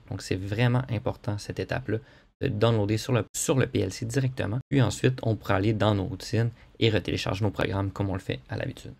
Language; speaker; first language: French; native; French